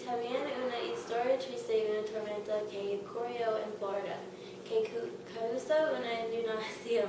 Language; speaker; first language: Spanish; non-native, learner; English